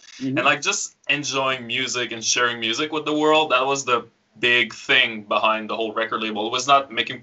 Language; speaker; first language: English; native; English